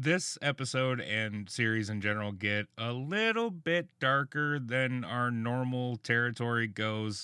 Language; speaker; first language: English; native; English